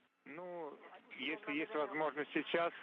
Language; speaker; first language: Russian; native; Russian